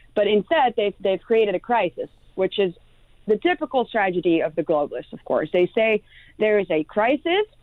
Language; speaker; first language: English; non-native, fluent; Dutch